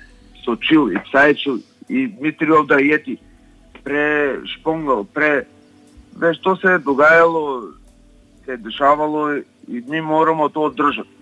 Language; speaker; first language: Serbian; non-native, learner; Slovenian